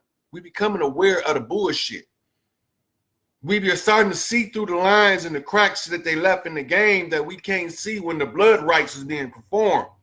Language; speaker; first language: English; native; English